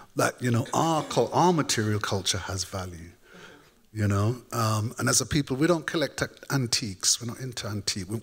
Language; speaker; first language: English; native; English